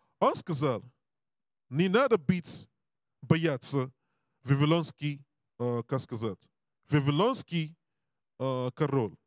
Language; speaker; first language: Russian; non-native, learner; English